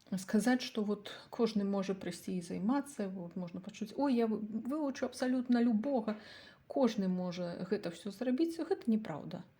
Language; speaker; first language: Belarusian; native; Belarusian